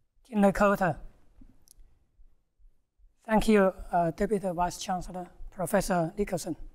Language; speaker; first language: English; non-native, fluent; Chinese